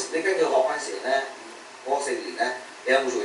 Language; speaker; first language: Cantonese; early bilingual, heritage; Cantonese